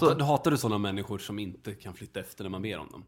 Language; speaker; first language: Swedish; native; Swedish